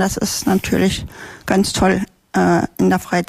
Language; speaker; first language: German; native; German